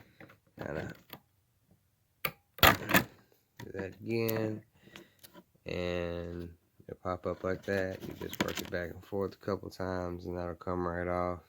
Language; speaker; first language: English; native; English